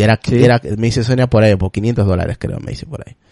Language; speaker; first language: Spanish; native; Spanish